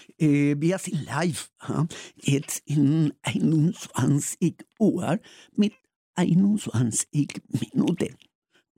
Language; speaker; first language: German; non-native, learner; Spanish